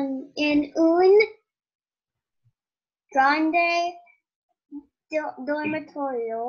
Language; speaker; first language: Spanish; non-native, learner; English